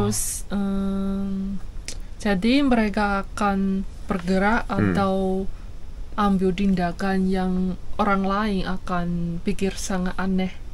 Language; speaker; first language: Indonesian; non-native, fluent; Chinese